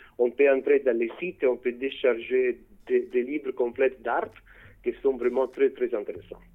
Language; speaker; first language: French; non-native, fluent; Italian